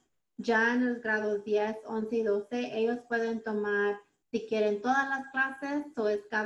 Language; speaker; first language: Spanish; early bilingual, heritage; Spanish